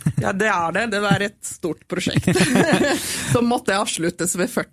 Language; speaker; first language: Norwegian; non-native, fluent; Italian